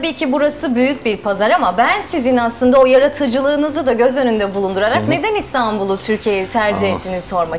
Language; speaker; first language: Turkish; native; Turkish